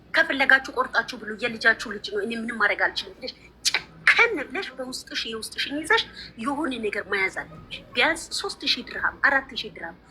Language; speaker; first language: Amharic; native; Amharic